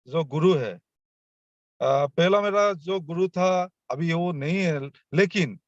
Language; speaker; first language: Hindi; non-native, local second language; Assamese